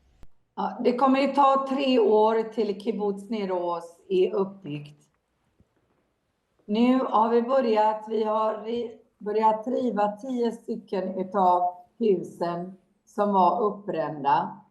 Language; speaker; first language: Swedish; non-native, fluent; Hebrew